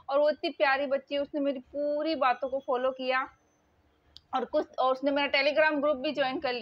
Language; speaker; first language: Hindi; native; Hindi